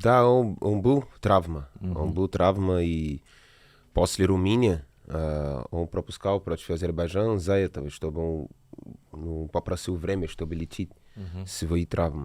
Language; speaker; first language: Russian; non-native, learner; Portuguese